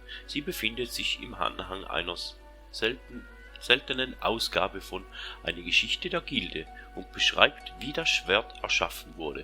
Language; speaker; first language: German; native; German